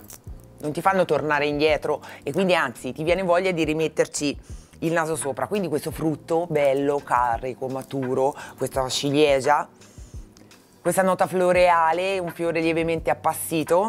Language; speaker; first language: Italian; native; Italian